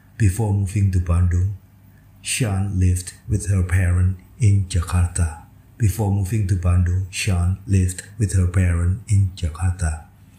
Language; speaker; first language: English; non-native, fluent; Indonesian